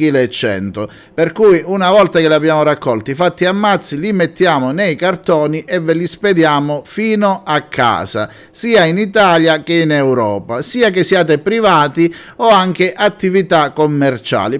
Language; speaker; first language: Italian; native; Italian